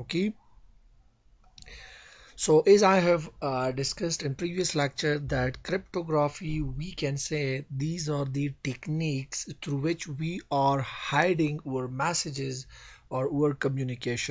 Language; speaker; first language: English; non-native, fluent; Persian